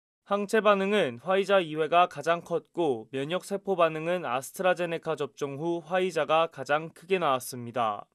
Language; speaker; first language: Korean; native; Korean